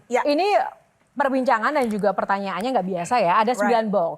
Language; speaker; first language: Indonesian; native; Indonesian